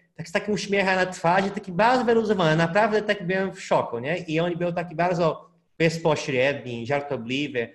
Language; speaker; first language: Polish; non-native, fluent; Portuguese